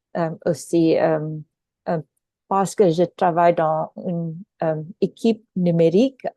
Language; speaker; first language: French; non-native, local second language; Filipino